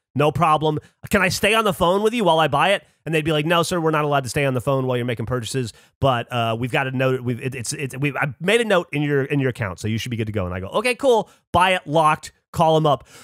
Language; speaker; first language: English; native; English